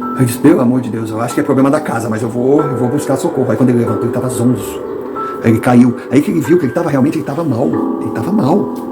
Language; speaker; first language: Portuguese; non-native, fluent; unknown